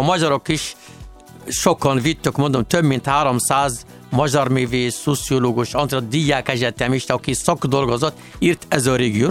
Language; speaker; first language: Hungarian; non-native, learner; Arabic